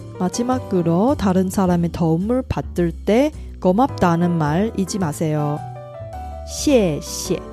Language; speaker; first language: Korean; non-native, fluent; Chinese